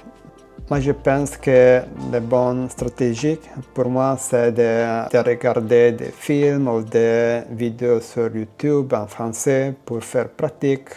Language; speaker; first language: French; non-native, learner; Italian